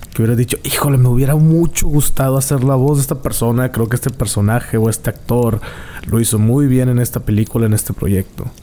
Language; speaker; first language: Spanish; native; Spanish